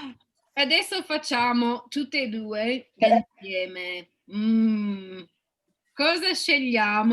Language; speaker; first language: Italian; non-native, fluent; English